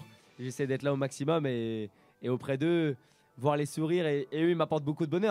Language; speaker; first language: French; native; French